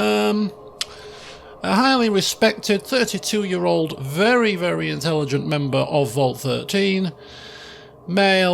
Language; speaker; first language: English; native; English